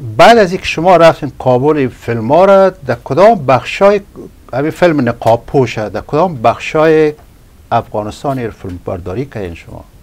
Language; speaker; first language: Persian; native; Persian